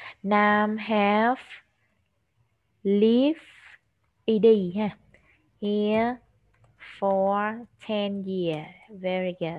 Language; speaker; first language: English; non-native, learner; Vietnamese